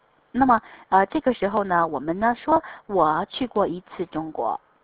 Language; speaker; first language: Chinese; native; Chinese